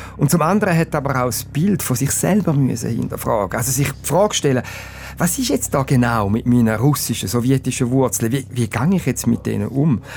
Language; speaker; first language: German; native; German